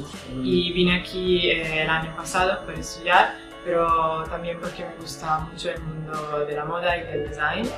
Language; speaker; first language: Spanish; non-native, fluent; Italian